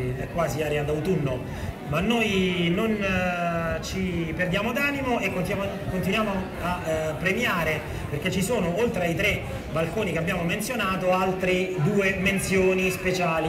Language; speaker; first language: Italian; native; Italian